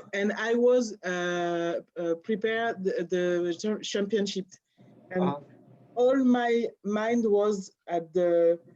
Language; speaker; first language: English; non-native, learner; French